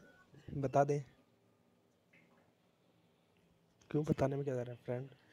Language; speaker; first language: Hindi; native; Hindi